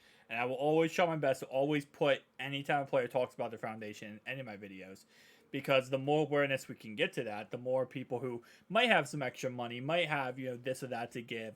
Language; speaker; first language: English; native; English